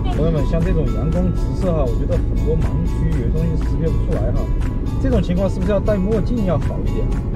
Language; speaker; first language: Chinese; native; Chinese